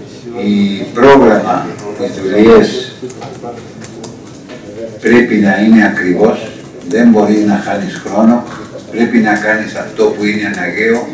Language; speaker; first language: Greek; non-native, learner; Spanish